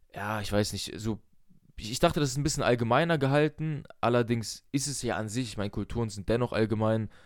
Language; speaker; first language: German; early bilingual, other home language; Russian